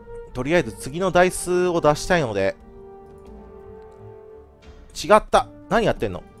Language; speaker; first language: Japanese; native; Japanese